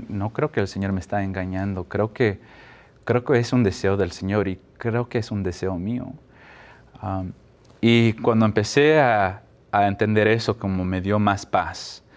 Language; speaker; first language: Spanish; early bilingual, heritage; Spanish